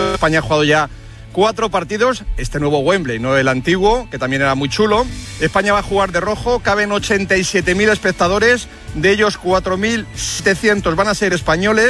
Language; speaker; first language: Spanish; native; Spanish